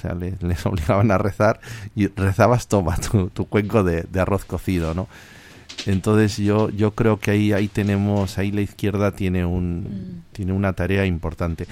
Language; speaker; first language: Spanish; native; Spanish